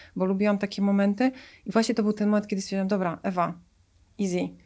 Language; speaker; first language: Polish; native; Polish